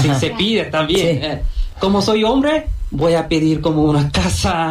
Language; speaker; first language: Spanish; non-native, fluent; Bangla